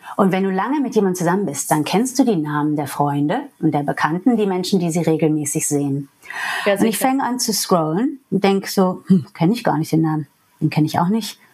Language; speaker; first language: German; non-native, fluent; English